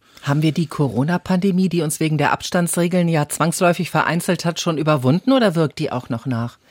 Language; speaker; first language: German; native; German